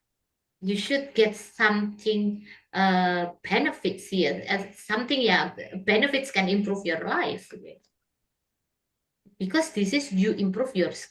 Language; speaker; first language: English; non-native, learner; Indonesian